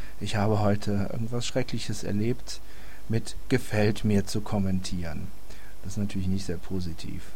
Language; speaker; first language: German; native; German